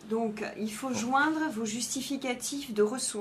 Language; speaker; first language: French; native; French